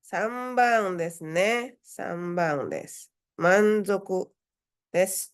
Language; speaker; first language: Japanese; non-native, fluent; Indonesian